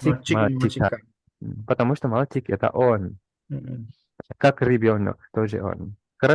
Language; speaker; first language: Russian; non-native, fluent; Indonesian